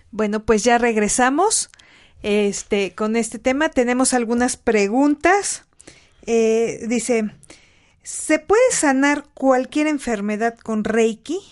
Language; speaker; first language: Spanish; native; Spanish